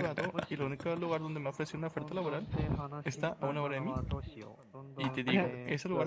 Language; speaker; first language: Spanish; native; Spanish